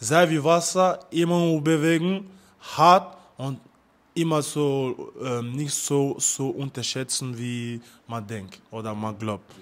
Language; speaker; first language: German; non-native, learner; French